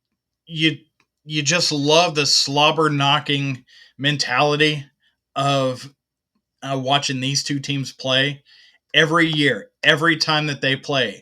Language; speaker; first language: English; native; English